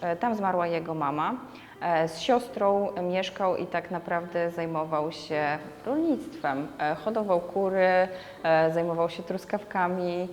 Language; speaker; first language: Polish; native; Polish